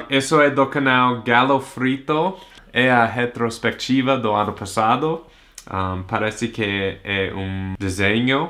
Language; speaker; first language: Portuguese; non-native, learner; English